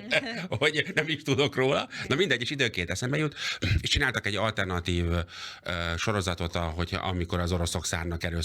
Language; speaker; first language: Hungarian; native; Hungarian